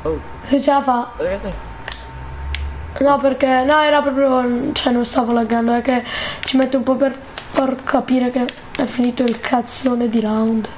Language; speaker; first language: Italian; native; Italian